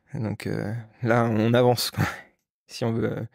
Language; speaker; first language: French; native; French